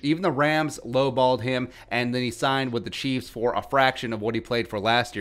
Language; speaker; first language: English; native; English